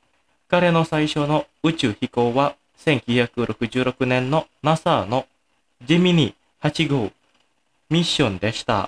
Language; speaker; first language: Japanese; non-native, fluent; Indonesian